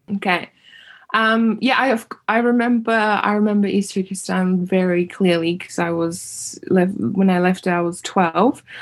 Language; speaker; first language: English; early bilingual, other home language; Uyghur